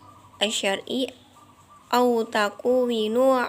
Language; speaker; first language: Arabic; non-native, learner; Indonesian